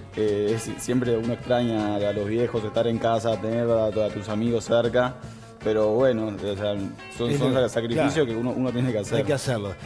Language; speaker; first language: Spanish; native; Spanish